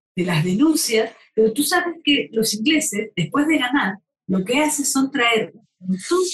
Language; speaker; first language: Spanish; native; Spanish